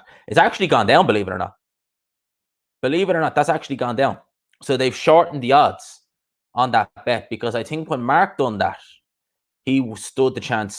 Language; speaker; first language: English; native; English